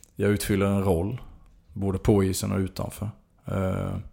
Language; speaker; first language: Swedish; native; Swedish